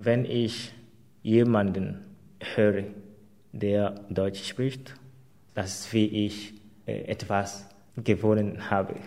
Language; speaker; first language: German; non-native, fluent; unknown